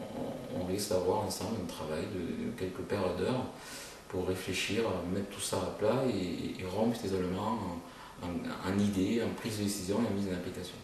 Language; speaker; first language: French; native; French